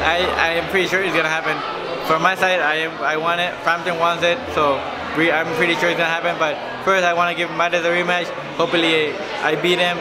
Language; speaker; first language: English; early bilingual, other home language; Spanish